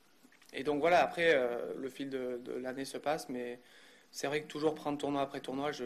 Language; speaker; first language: French; native; French